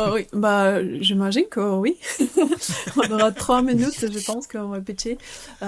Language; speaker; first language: French; non-native, fluent; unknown